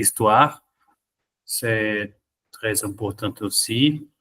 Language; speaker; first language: French; non-native, learner; Portuguese